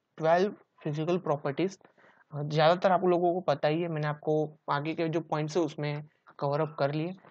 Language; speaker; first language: Hindi; non-native, local second language; Gujarati